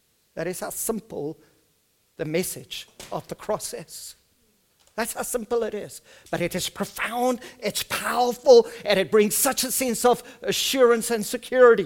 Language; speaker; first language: English; non-native, local second language; Afrikaans